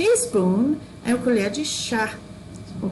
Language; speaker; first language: Portuguese; non-native, fluent; English